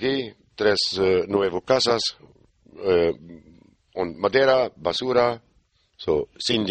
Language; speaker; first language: Spanish; non-native, learner; German